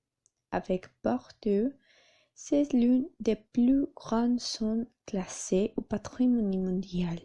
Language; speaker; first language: French; non-native, learner; Spanish